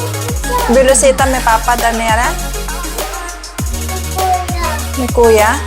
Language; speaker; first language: Swedish; non-native, learner; Filipino